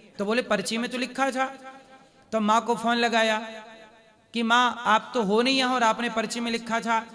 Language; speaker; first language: Hindi; native; Hindi